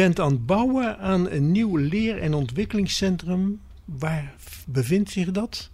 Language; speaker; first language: Dutch; native; Dutch